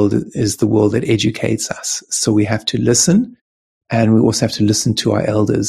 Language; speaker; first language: English; native; English